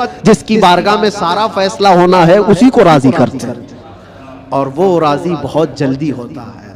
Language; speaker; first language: Urdu; native; Urdu